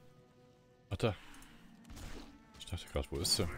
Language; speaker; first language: German; native; German